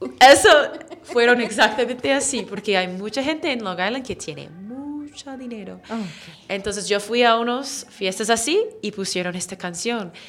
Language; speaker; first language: Spanish; non-native, fluent; English